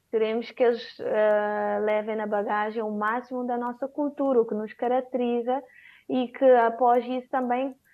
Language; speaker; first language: Portuguese; non-native, local second language; Kabuverdianu